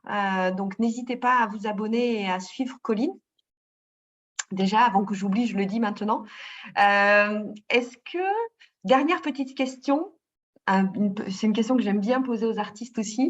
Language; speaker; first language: French; native; French